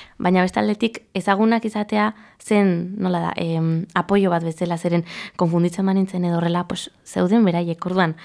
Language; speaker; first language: Basque; non-native, local second language; Spanish